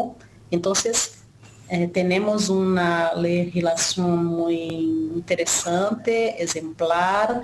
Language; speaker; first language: Spanish; non-native, fluent; Portuguese